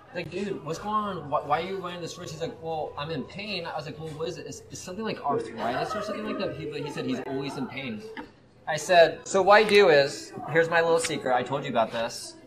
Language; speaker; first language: English; native; English